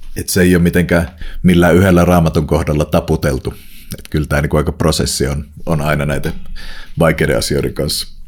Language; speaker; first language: Finnish; native; Finnish